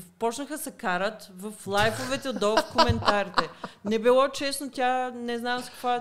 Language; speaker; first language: Bulgarian; early bilingual, heritage; Bulgarian